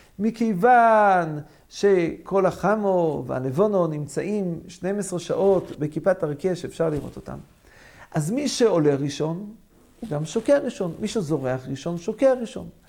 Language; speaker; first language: Hebrew; non-native, fluent; English